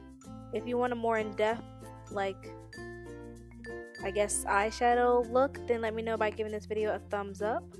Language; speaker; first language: English; native; English